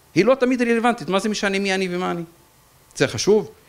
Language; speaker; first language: Hebrew; native; Hebrew